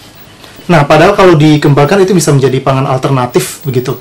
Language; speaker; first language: Indonesian; native; Indonesian